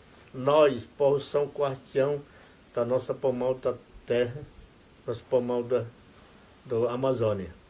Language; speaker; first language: Portuguese; non-native, local second language; Yanomámi